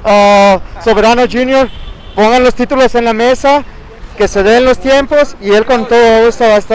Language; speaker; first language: Spanish; native; Spanish